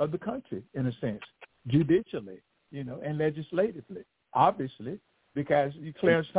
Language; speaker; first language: English; native; English